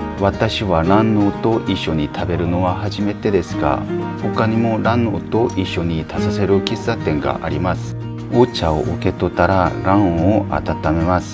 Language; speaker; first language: Japanese; non-native, learner; Korean